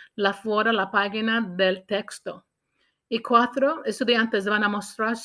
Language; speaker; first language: Spanish; non-native, learner; English